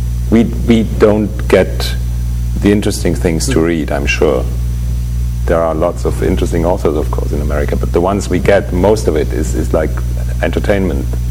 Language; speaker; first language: English; non-native, fluent; German